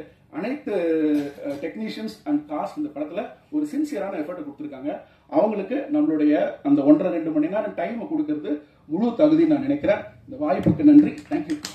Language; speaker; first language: Tamil; native; Tamil